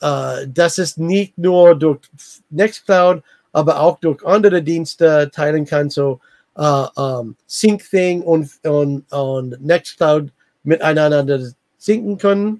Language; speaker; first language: German; non-native, learner; English